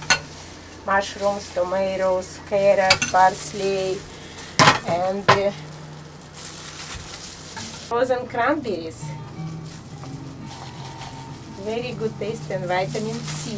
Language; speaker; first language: English; non-native, learner; Russian